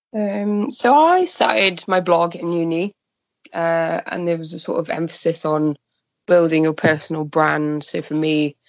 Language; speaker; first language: English; native; English